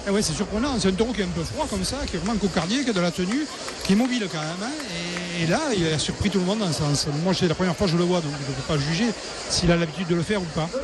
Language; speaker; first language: French; native; French